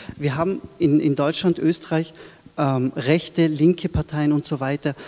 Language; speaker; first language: German; early bilingual, other home language; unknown